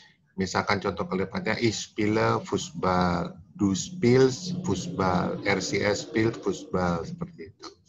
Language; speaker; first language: German; non-native, fluent; Indonesian